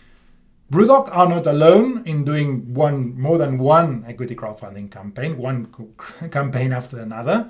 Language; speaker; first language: English; non-native, fluent; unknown